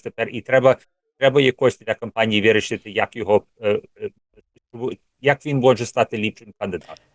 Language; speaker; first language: Ukrainian; early bilingual, heritage; English